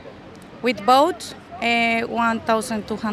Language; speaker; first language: English; non-native, learner; Spanish